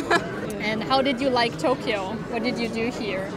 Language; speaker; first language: English; non-native, fluent; German